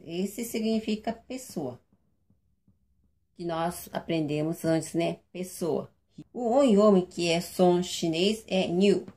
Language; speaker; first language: Portuguese; non-native, fluent; Japanese